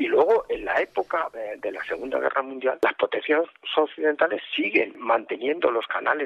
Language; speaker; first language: Spanish; native; Spanish